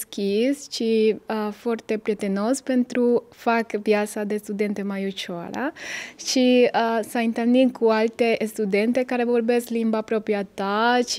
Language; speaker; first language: Romanian; non-native, learner; Spanish